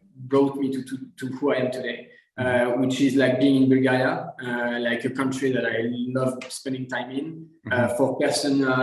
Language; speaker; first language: English; non-native, fluent; French